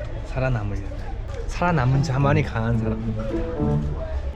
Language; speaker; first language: Korean; native; Korean